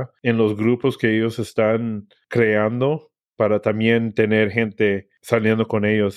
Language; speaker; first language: Spanish; early bilingual, heritage; English